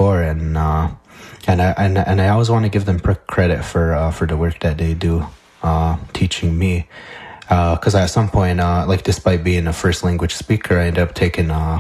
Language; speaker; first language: English; non-native, fluent; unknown